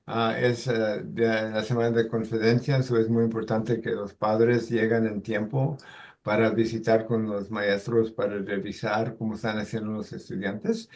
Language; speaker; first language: Spanish; early bilingual, heritage; Spanish